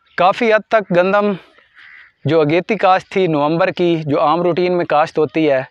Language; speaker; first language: Urdu; non-native, local second language; Punjabi